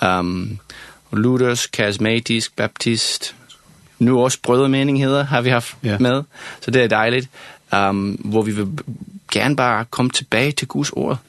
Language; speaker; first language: Danish; non-native, fluent; English